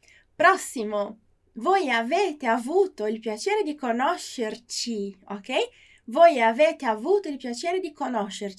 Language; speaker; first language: Italian; non-native, fluent; Portuguese